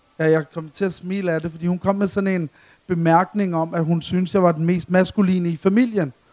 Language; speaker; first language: Danish; early bilingual, other home language; Arabic